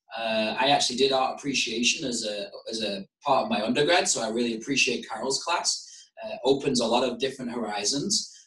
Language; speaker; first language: English; native; English